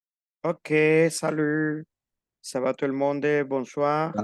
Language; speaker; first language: French; non-native, fluent; Spanish